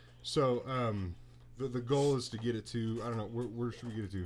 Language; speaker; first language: English; native; English